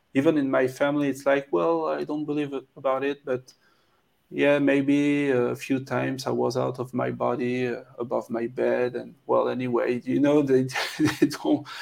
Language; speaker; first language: English; non-native, fluent; French